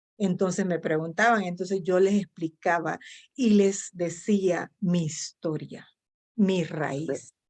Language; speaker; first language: Spanish; non-native, local second language; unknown